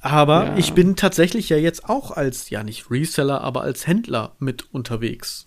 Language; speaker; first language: German; native; German